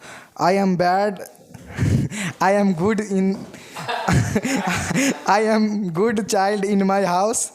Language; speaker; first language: English; non-native, learner; Hindi